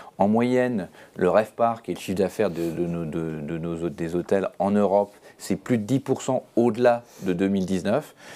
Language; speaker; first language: French; native; French